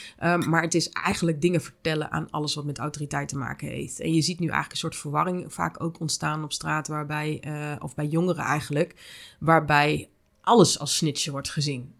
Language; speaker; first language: Dutch; native; Dutch